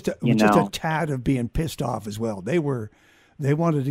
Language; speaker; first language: English; native; English